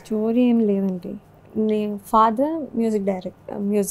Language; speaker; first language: Telugu; non-native, learner; Malayalam